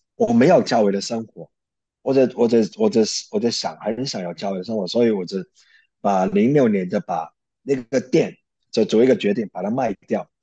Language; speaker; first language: Chinese; non-native, local second language; Cantonese